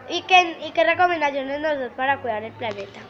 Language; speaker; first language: Spanish; native; Spanish